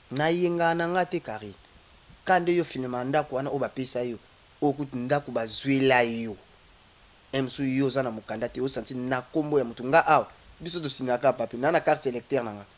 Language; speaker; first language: Lingala; native; Lingala